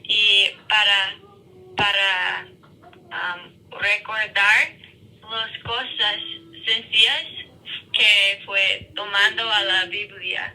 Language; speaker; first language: Spanish; non-native, learner; English